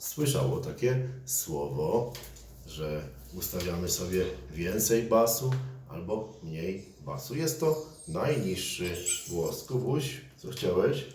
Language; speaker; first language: Polish; native; Polish